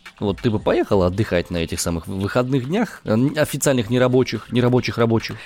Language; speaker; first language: Russian; native; Russian